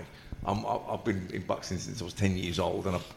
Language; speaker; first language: English; native; English